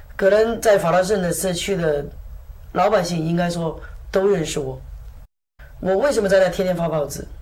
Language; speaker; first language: Chinese; native; Chinese